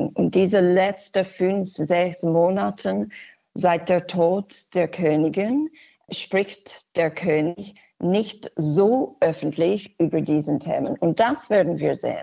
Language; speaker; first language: German; non-native, fluent; English